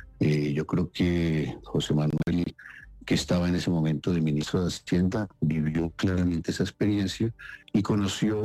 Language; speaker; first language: Spanish; native; Spanish